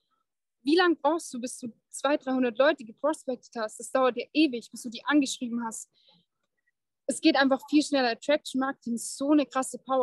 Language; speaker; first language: German; native; German